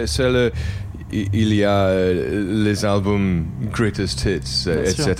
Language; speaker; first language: French; non-native, learner; English